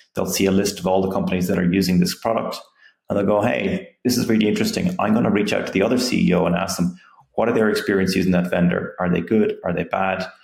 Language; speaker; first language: English; native; English